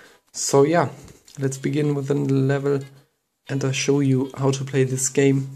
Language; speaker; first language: English; non-native, fluent; German